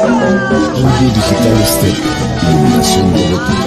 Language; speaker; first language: Spanish; native; Spanish